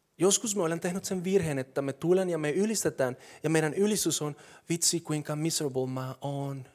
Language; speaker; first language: Finnish; non-native, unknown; Spanish